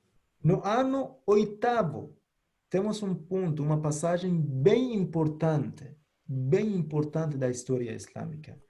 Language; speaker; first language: Portuguese; non-native, fluent; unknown